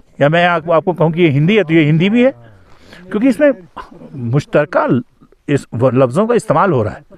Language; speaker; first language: Urdu; native; Urdu